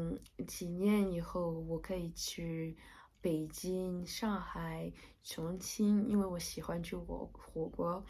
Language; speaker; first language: Chinese; non-native, learner; French